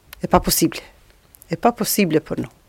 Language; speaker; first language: French; non-native, learner; Albanian